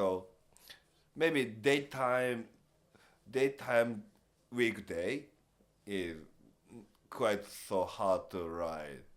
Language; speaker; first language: English; non-native, learner; Japanese